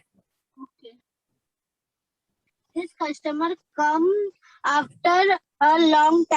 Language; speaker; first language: English; non-native, learner; Hindi